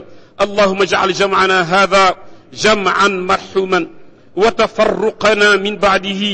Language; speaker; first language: Arabic; non-native, fluent; Wolof